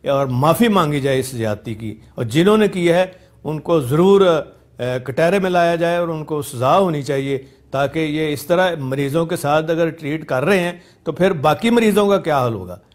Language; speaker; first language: Urdu; non-native, local second language; Punjabi